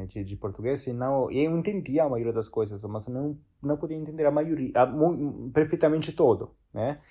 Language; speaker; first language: Portuguese; non-native, fluent; Italian